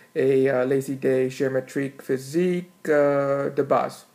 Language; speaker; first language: French; non-native, fluent; English